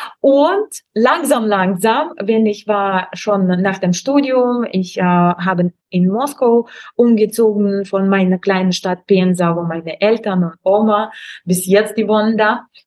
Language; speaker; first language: German; non-native, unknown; Russian